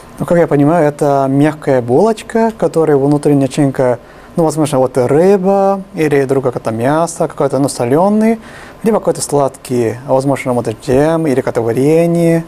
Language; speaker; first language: Russian; non-native, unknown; Japanese